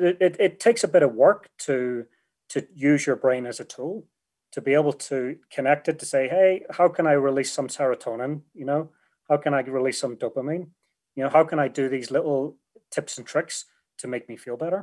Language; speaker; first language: English; native; English